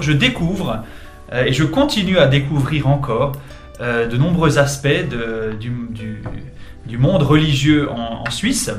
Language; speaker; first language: French; native; French